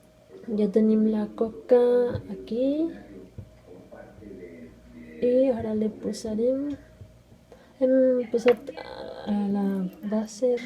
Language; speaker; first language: Catalan; non-native, fluent; Spanish